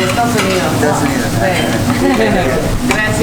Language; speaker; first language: Spanish; non-native, learner; English